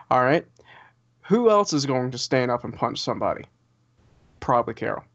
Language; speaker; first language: English; native; English